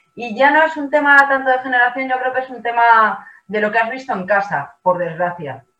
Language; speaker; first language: Spanish; native; Spanish